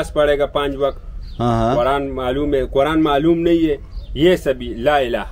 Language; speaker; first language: Hindi; non-native, local second language; Pashto